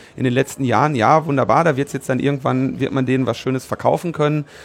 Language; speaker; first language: German; native; German